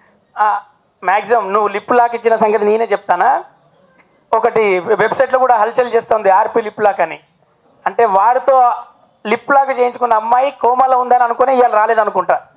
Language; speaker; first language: Telugu; native; Telugu